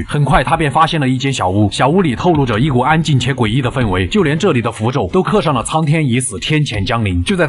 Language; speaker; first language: Chinese; native; Chinese